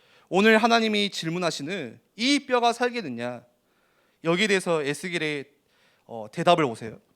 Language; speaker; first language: Korean; native; Korean